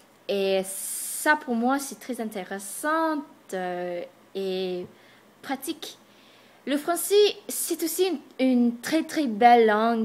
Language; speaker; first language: French; non-native, fluent; English